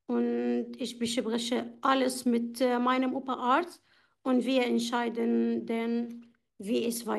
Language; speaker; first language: German; non-native, fluent; Arabic